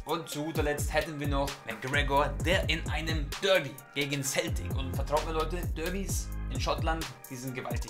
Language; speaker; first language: German; native; German